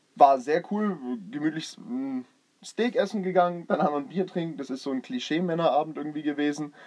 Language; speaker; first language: German; native; German